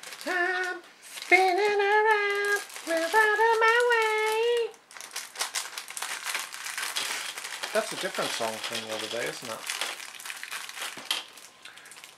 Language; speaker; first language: English; native; English